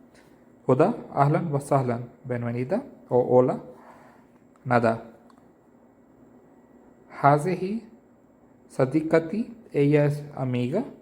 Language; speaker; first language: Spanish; non-native, learner; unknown